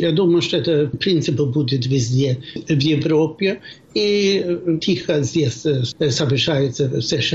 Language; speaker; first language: Russian; non-native, fluent; Swedish